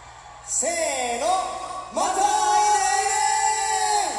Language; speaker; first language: Japanese; non-native, fluent; Korean